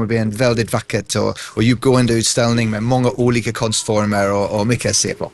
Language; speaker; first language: Swedish; non-native, fluent; English